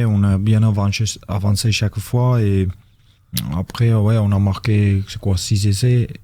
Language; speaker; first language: French; non-native, fluent; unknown